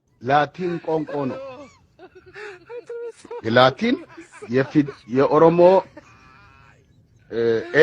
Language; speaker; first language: Amharic; non-native, local second language; Oromo